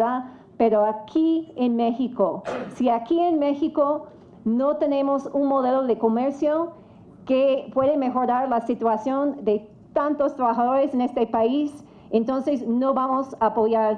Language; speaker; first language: Spanish; non-native, fluent; English